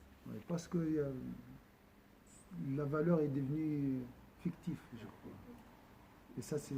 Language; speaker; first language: French; non-native, local second language; Arabic